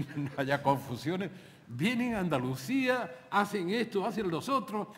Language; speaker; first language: Spanish; native; Spanish